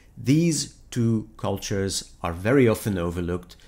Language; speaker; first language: English; non-native, fluent; Hungarian